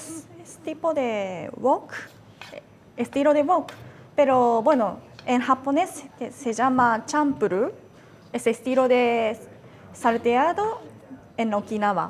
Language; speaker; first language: Spanish; non-native, fluent; Japanese